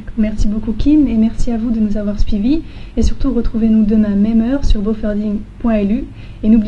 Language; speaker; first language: French; native; French